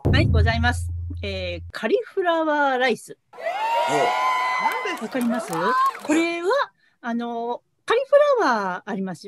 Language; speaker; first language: Japanese; native; Japanese